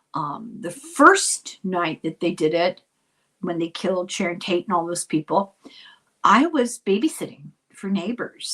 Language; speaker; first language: English; native; English